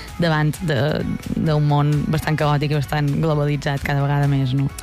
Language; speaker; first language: Catalan; native; Catalan